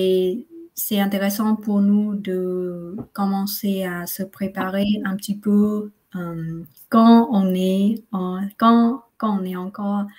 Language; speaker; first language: French; non-native, fluent; Vietnamese